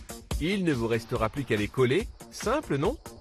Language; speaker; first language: French; native; French